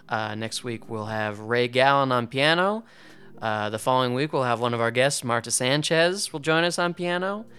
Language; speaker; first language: English; native; English